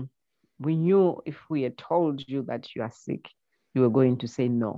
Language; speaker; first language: English; non-native, local second language; Shona